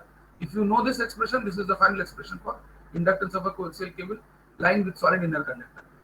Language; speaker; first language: Bangla; native; Bangla